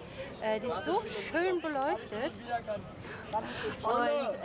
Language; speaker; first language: German; native; German